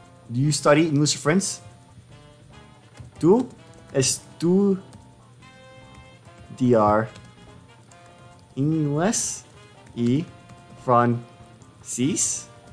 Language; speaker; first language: Spanish; non-native, learner; English